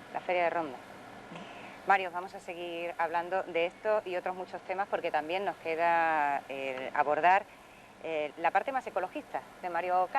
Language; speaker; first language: Spanish; native; Spanish